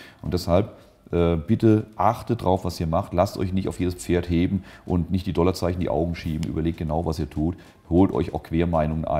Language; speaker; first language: German; native; German